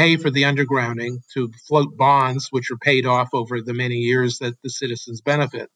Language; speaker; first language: English; native; English